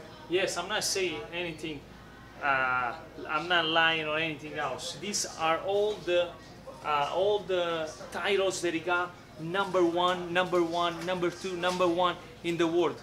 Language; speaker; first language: English; non-native, fluent; Italian